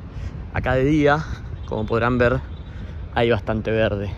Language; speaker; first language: Spanish; native; Spanish